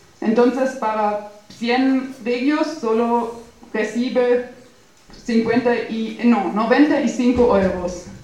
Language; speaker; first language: Spanish; non-native, fluent; German